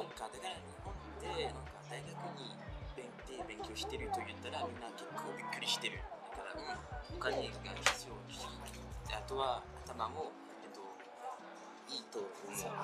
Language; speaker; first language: Japanese; non-native, learner; French